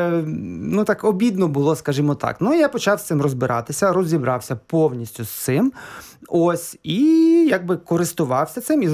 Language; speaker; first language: Ukrainian; native; Ukrainian